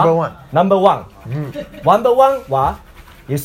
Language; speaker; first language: Japanese; non-native, learner; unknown